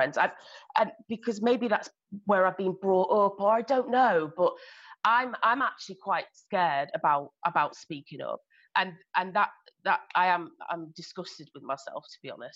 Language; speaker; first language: English; native; English